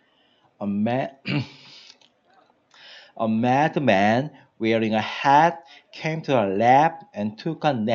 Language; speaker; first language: English; non-native, learner; Korean